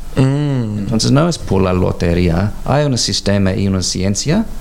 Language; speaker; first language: Spanish; non-native, learner; English